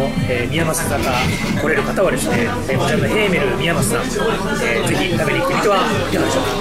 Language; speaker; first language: Japanese; native; Japanese